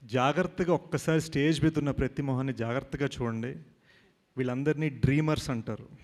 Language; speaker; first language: Telugu; early bilingual, heritage; Telugu